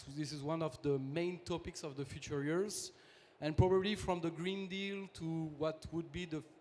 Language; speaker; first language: English; non-native, fluent; French